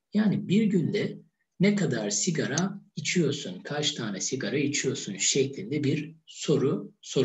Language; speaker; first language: Turkish; native; Turkish